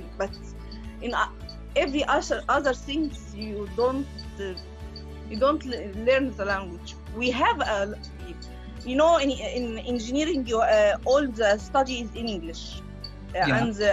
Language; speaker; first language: English; non-native, learner; Arabic